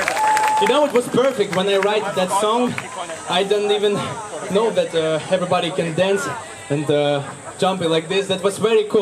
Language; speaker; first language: English; non-native, learner; Ukrainian